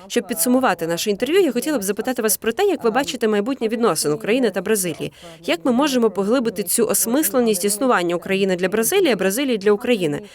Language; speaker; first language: Ukrainian; native; Ukrainian